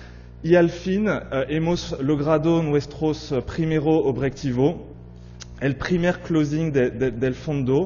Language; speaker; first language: Spanish; non-native, fluent; French